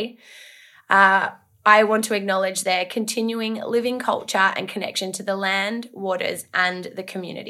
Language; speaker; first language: English; native; English